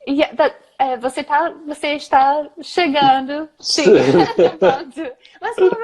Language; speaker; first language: Portuguese; non-native, fluent; English